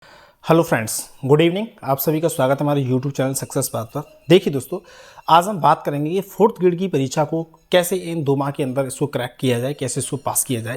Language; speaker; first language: Hindi; native; Hindi